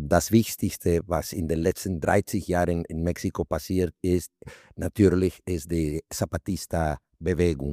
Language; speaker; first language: German; non-native, fluent; Spanish